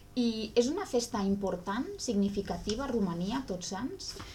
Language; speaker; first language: Catalan; native; Catalan